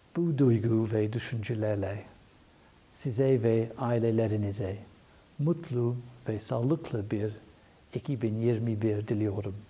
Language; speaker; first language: Turkish; non-native, fluent; English